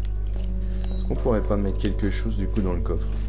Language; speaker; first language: French; native; French